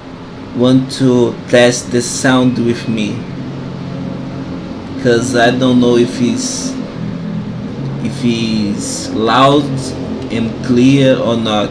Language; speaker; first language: English; non-native, fluent; Portuguese